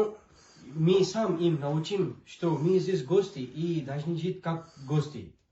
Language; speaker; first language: Russian; non-native, learner; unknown